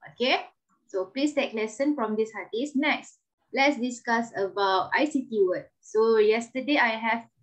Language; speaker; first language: English; non-native, local second language; Malay